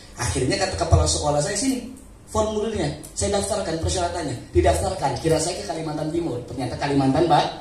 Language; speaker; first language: Indonesian; non-native, local second language; Sundanese